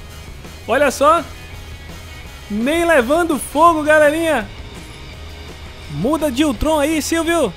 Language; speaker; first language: Portuguese; native; Portuguese